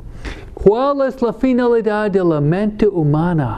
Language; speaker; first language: Spanish; non-native, fluent; English